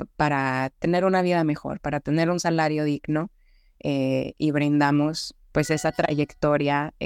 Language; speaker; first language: Spanish; native; Spanish